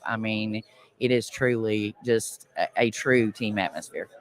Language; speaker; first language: English; native; English